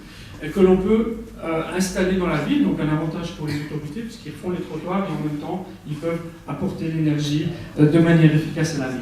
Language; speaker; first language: French; native; French